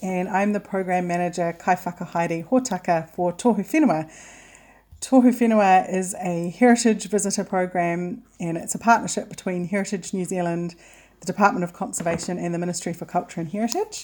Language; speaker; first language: English; native; English